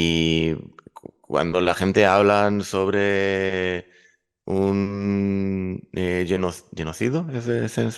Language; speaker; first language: Spanish; non-native, fluent; Hebrew